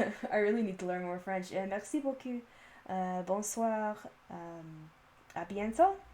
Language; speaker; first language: French; non-native, learner; English